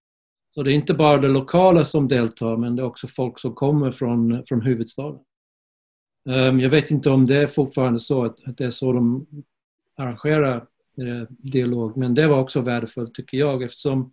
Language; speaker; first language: Swedish; non-native, fluent; English